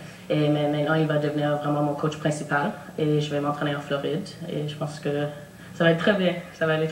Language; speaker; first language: French; non-native, local second language; English